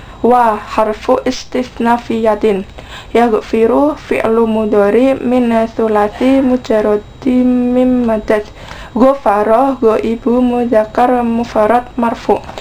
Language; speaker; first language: Arabic; non-native, learner; Indonesian